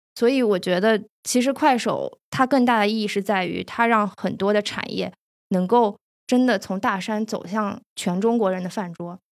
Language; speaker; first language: Chinese; native; Chinese